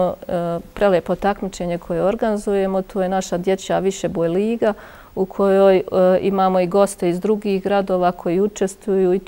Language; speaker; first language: Croatian; native; Croatian